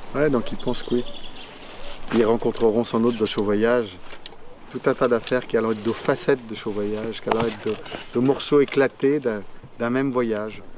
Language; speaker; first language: French; native; French